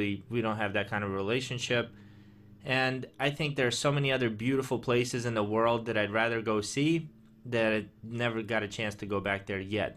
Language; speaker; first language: English; early bilingual, other home language; Russian